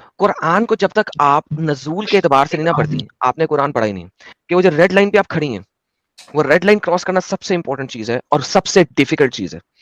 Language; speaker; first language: Hindi; native; Hindi